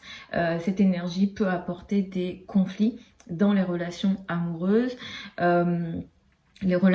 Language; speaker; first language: French; native; French